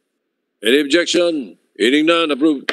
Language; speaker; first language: English; non-native, local second language; Filipino